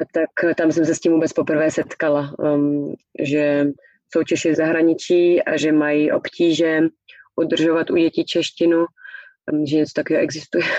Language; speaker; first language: Czech; native; Czech